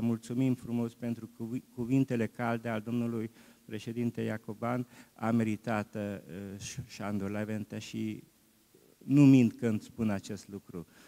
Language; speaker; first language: Romanian; non-native, local second language; Hungarian